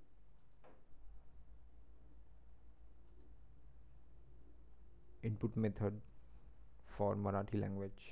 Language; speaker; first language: English; non-native, local second language; Marathi